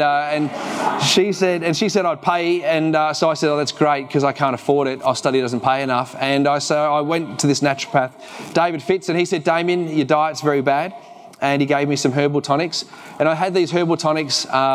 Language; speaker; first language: English; native; English